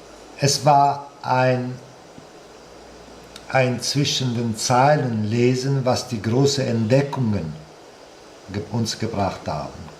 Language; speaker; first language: German; non-native, fluent; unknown